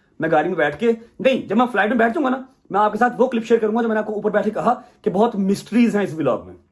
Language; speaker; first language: Urdu; non-native, local second language; Punjabi